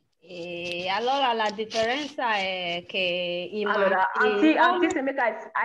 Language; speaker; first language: Italian; non-native, fluent; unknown